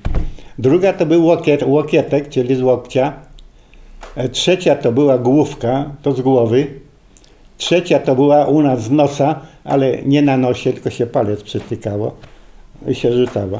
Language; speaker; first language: Polish; native; Polish